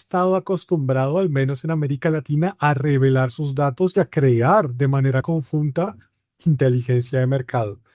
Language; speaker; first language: Spanish; native; Spanish